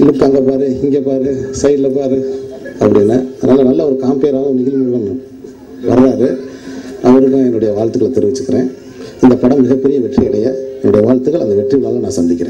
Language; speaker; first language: Tamil; native; Tamil